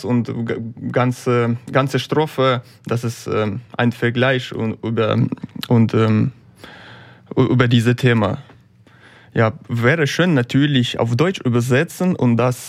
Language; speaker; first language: German; non-native, learner; Ukrainian